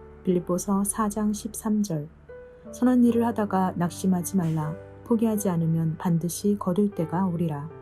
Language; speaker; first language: Korean; native; Korean